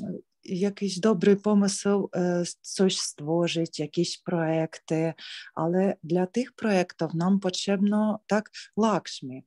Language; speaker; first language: Polish; non-native, learner; Ukrainian